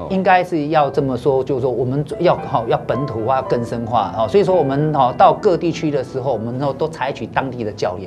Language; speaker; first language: Chinese; native; Chinese